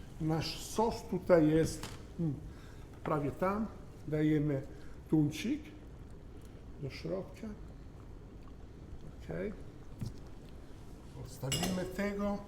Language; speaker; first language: Polish; non-native, learner; Italian